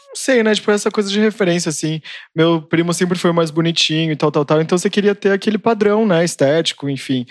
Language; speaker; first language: Portuguese; native; Portuguese